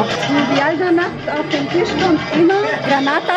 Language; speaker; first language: German; non-native, fluent; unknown